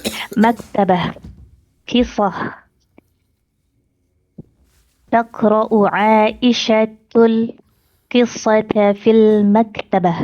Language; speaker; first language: Arabic; non-native, learner; Indonesian